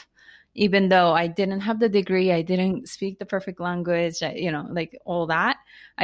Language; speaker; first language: English; non-native, fluent; Japanese